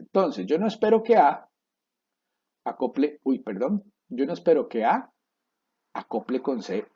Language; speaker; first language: Spanish; native; Spanish